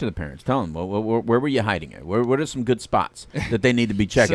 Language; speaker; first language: English; native; English